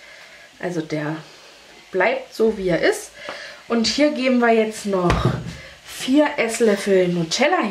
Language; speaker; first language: German; native; German